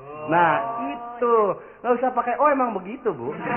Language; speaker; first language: Indonesian; native; Indonesian